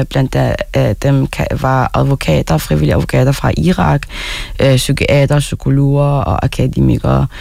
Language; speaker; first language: Danish; non-native, fluent; Arabic